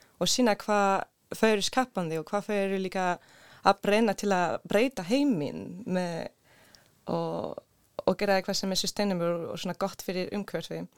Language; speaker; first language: Icelandic; non-native, learner; Swedish